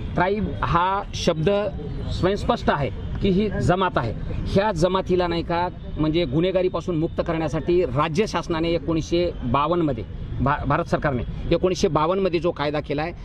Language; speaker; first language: Marathi; non-native, local second language; Lambadi